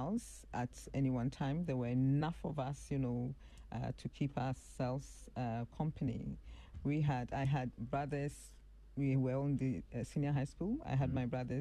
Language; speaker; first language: English; non-native, local second language; Akan